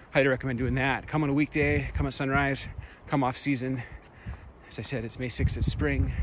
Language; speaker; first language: English; native; English